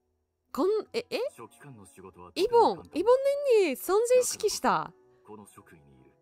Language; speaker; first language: Japanese; non-native, learner; Russian